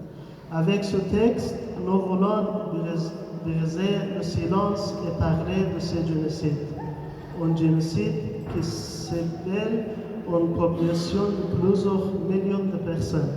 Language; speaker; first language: French; non-native, learner; Persian